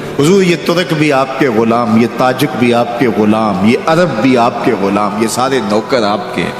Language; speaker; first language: Urdu; non-native, local second language; Punjabi